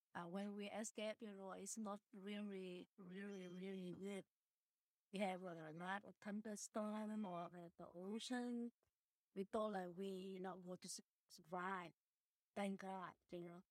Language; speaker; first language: English; early bilingual, other home language; Vietnamese